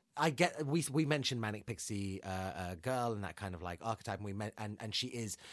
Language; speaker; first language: English; native; English